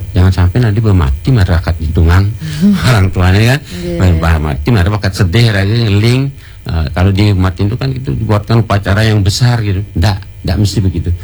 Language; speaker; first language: Malay; non-native, local second language; Balinese